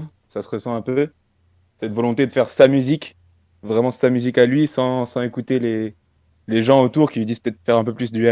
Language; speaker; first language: French; native; French